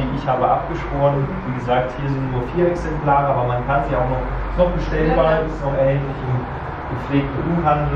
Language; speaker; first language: German; native; German